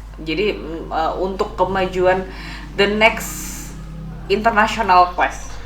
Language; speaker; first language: Indonesian; native; Indonesian